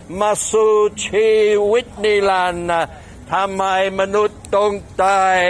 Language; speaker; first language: Thai; non-native, fluent; English